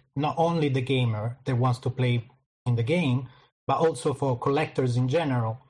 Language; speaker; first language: English; non-native, fluent; Italian